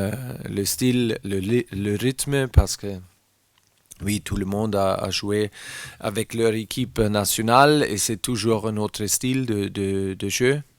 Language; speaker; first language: French; non-native, learner; German